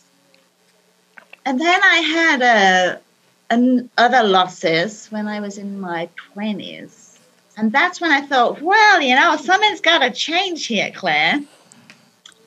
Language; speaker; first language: English; native; English